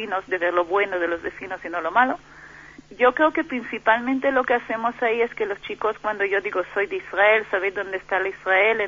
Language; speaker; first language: Spanish; non-native, fluent; Hebrew